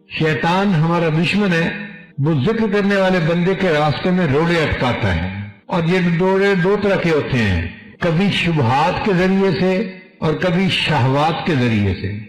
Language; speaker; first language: Urdu; non-native, local second language; Punjabi